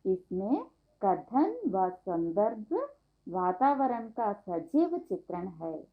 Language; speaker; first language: Hindi; non-native, local second language; Telugu